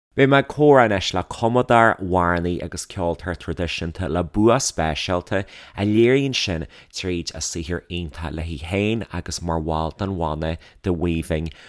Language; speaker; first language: Irish; native; Irish